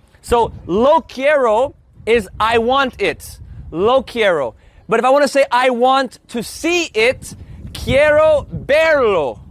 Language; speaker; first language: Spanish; non-native, fluent; English